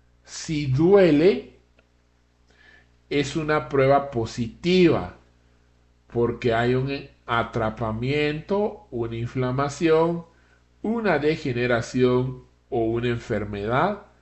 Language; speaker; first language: Spanish; native; Spanish